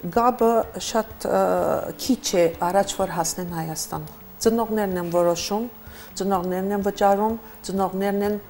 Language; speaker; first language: Armenian; early bilingual, heritage; Armenian